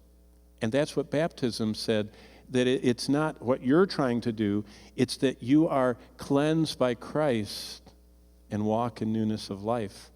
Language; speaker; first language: English; native; English